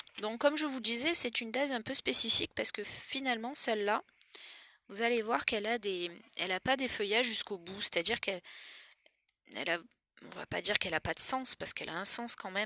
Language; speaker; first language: French; native; French